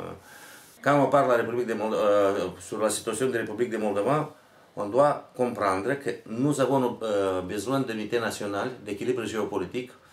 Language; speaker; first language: French; non-native, fluent; Romanian